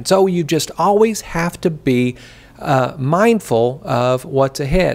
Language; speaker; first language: English; native; English